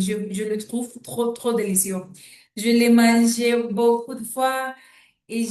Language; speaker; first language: French; non-native, learner; Spanish